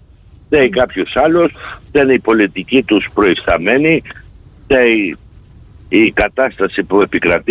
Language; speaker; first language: Greek; native; Greek